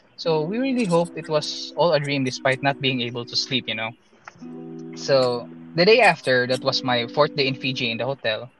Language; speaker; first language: English; non-native, local second language; Cebuano